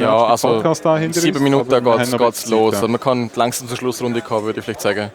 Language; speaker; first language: German; native; German